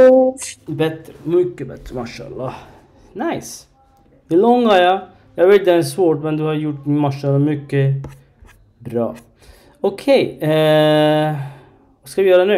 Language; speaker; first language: Swedish; non-native, learner; Arabic